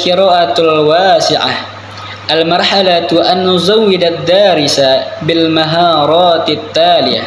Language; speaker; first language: Arabic; non-native, learner; Indonesian